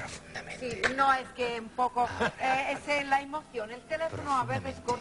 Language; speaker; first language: Spanish; native; Spanish